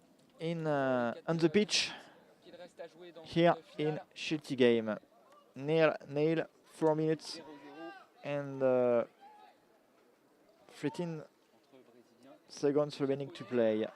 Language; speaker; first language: English; non-native, learner; French